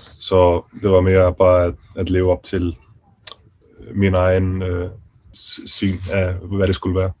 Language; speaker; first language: Danish; early bilingual, other home language; Icelandic